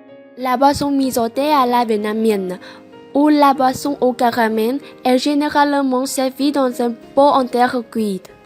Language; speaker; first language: French; non-native, learner; Vietnamese